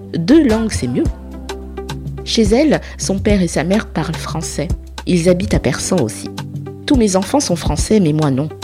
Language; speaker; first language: French; non-native, learner; Soninke